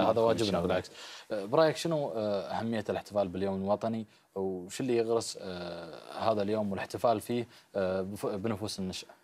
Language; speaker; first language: Arabic; native; Arabic